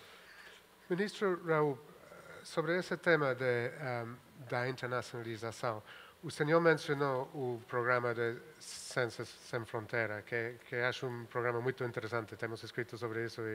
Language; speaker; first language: Portuguese; non-native, fluent; Spanish